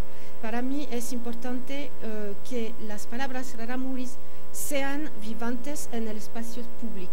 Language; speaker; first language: Spanish; non-native, fluent; French